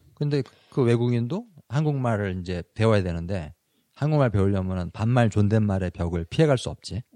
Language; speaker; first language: Korean; native; Korean